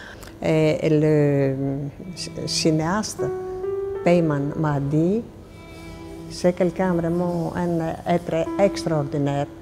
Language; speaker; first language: French; non-native, fluent; Greek